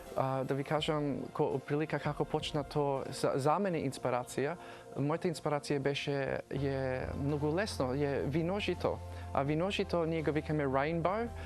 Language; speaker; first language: Macedonian; early bilingual, heritage; Macedonian